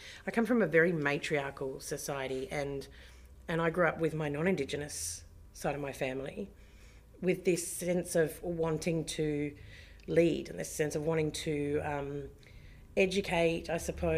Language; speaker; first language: English; native; English